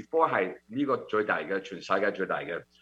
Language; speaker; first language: Cantonese; early bilingual, heritage; Cantonese